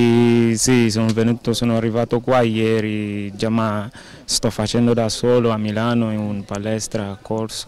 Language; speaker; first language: Italian; non-native, learner; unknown